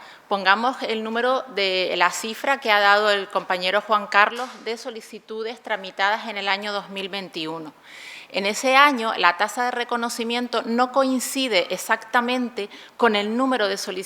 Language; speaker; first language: Spanish; native; Spanish